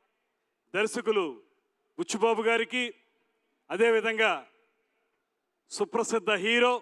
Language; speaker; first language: Telugu; native; Telugu